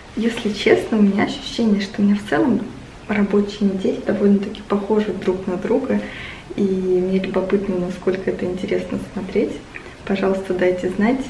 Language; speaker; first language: Russian; native; Russian